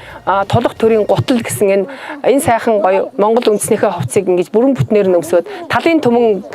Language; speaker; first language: Mongolian; native; Mongolian